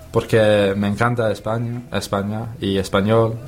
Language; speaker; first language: Spanish; non-native, learner; English